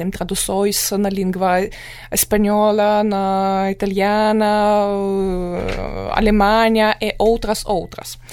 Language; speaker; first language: Portuguese; non-native, fluent; Ukrainian